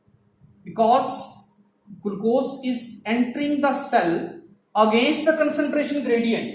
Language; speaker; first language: English; non-native, local second language; Hindi